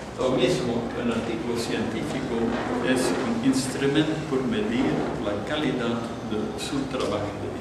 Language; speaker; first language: Spanish; non-native, fluent; Dutch